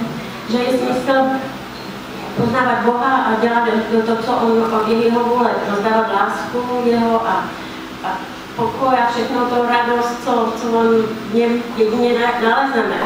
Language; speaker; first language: Czech; non-native, fluent; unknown